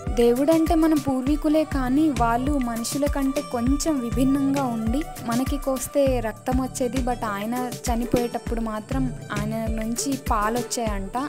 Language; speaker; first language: Telugu; non-native, local second language; Lambadi